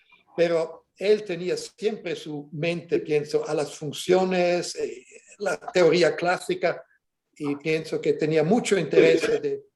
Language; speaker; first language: Spanish; non-native, fluent; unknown